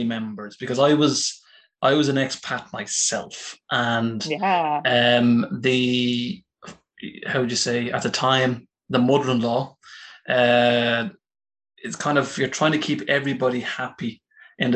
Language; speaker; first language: English; native; English